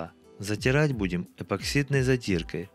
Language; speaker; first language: Russian; native; Russian